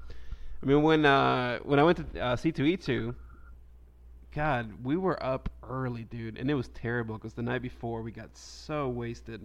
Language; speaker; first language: English; native; English